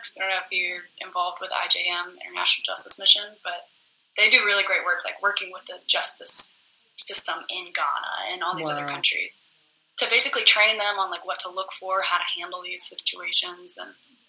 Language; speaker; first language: English; native; English